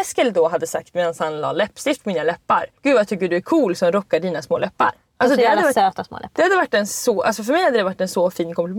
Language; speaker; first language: Swedish; native; Swedish